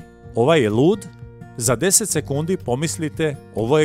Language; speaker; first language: Croatian; native; Croatian